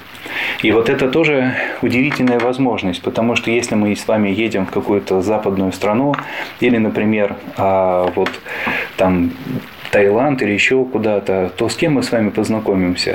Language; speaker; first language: Russian; native; Russian